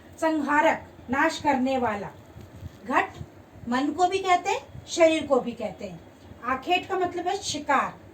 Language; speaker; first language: Hindi; native; Hindi